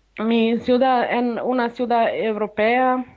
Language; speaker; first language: Spanish; non-native, learner; Ukrainian